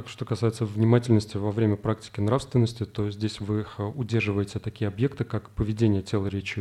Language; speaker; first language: Russian; native; Russian